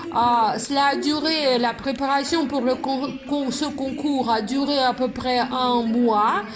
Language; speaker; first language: French; non-native, fluent; Russian